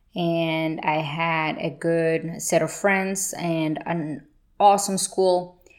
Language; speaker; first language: English; early bilingual, other home language; Spanish